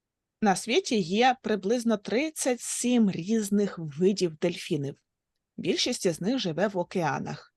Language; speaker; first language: Ukrainian; native; Ukrainian